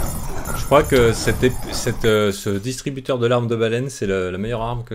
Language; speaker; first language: French; native; French